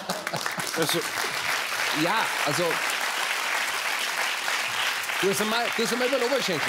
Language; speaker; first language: German; native; German